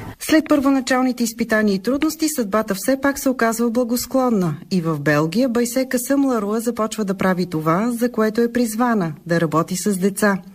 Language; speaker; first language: Bulgarian; native; Bulgarian